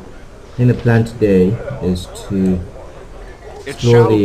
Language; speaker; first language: English; native; English